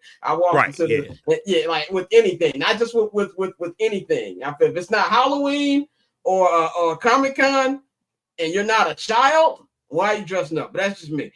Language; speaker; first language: English; native; English